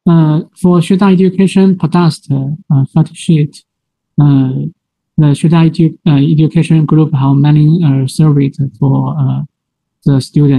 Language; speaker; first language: English; non-native, learner; Chinese